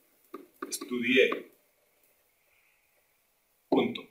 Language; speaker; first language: Spanish; non-native, fluent; English